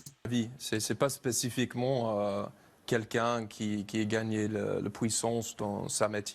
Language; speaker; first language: French; non-native, learner; English